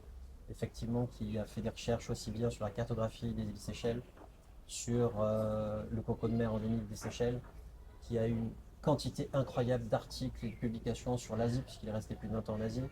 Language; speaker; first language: French; native; French